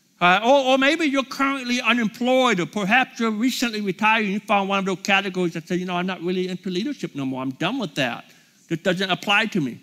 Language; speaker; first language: English; native; English